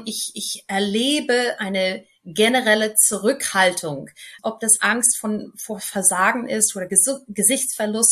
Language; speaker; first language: German; non-native, fluent; English